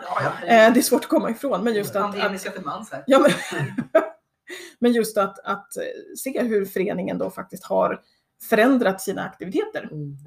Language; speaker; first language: Swedish; native; Swedish